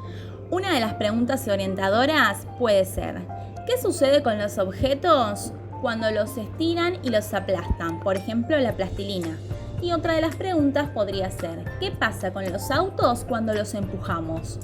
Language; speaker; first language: Spanish; native; Spanish